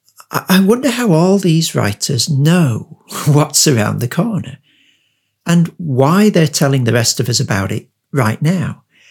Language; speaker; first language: English; native; English